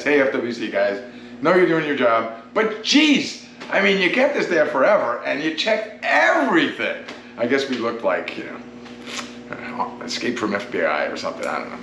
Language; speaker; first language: English; native; English